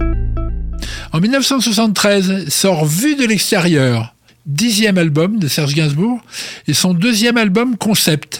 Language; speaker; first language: French; native; French